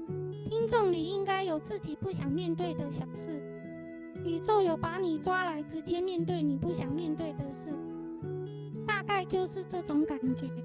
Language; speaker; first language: Chinese; native; Chinese